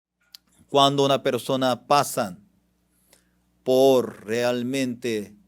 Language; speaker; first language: Spanish; non-native, fluent; Korean